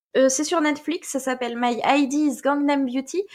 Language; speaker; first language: French; native; French